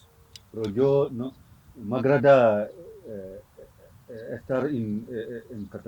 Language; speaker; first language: Catalan; non-native, learner; Fula